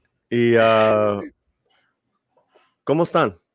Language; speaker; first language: Spanish; early bilingual, heritage; Spanish